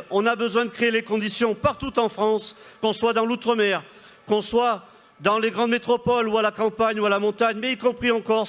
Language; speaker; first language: French; native; French